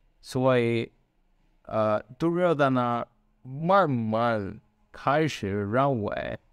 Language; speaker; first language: Chinese; non-native, learner; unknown